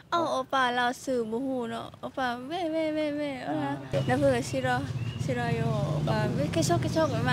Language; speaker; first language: Korean; non-native, learner; Lao